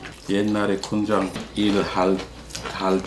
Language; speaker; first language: Korean; non-native, learner; French